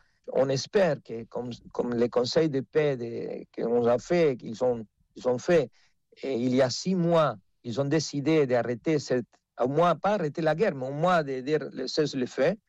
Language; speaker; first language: French; non-native, fluent; Spanish